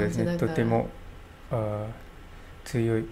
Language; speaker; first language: Japanese; non-native, learner; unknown